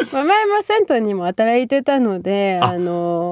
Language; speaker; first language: Japanese; non-native, fluent; French